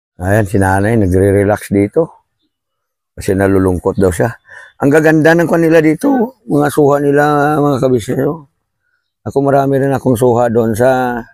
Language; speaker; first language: Filipino; non-native, local second language; Hiligaynon